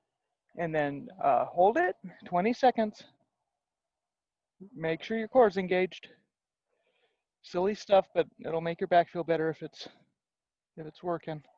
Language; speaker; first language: English; native; English